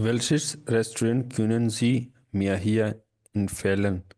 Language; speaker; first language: German; non-native, learner; Urdu